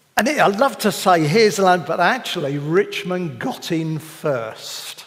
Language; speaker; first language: English; native; English